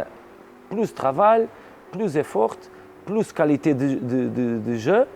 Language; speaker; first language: French; non-native, learner; Portuguese